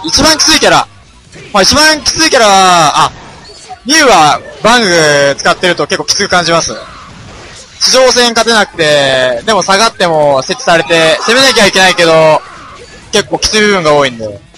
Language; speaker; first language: Japanese; native; Japanese